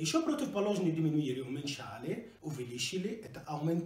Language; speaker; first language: Russian; non-native, fluent; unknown